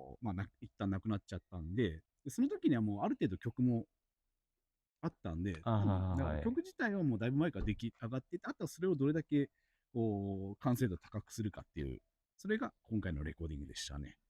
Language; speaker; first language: Japanese; native; Japanese